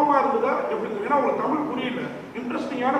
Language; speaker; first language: Tamil; native; Tamil